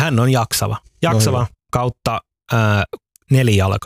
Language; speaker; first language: Finnish; early bilingual, other home language; Somali